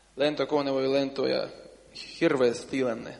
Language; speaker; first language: Finnish; non-native, learner; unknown